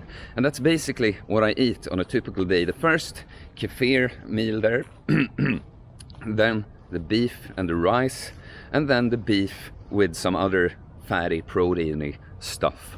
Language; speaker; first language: English; non-native, fluent; Swedish